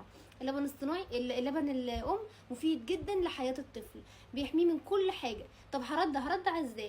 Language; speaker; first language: Arabic; native; Arabic